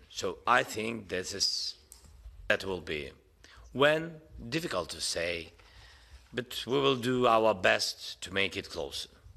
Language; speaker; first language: English; non-native, fluent; Russian